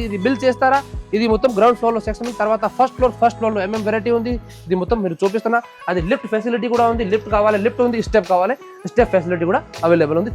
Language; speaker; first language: Telugu; non-native, local second language; Urdu